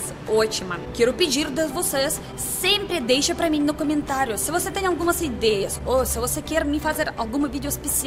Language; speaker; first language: Portuguese; non-native, learner; Russian